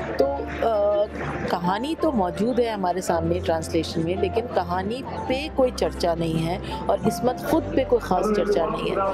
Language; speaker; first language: Hindi; native; Hindi